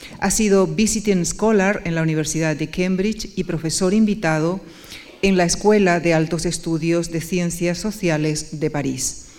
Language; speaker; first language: Spanish; native; Spanish